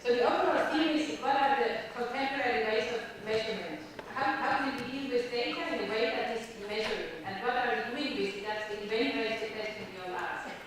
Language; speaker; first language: English; non-native, fluent; German